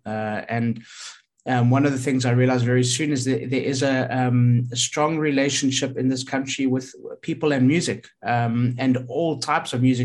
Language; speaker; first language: English; native; English